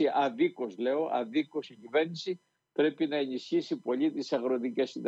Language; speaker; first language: Greek; native; Greek